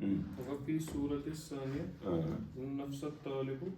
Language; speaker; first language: Arabic; non-native, learner; Urdu